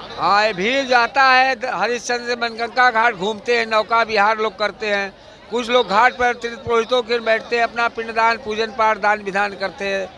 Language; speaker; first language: Hindi; native; Hindi